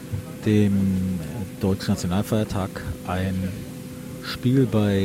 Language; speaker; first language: German; native; German